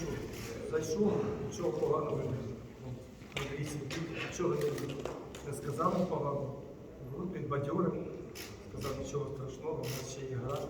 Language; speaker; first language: Ukrainian; non-native, local second language; Russian